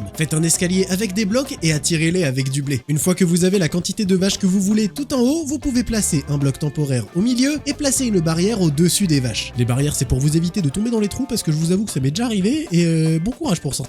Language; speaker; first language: French; native; French